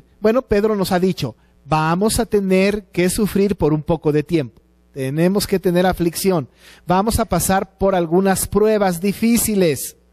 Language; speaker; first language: Spanish; native; Spanish